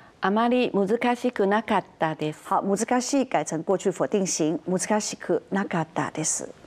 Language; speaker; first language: Japanese; non-native, fluent; Chinese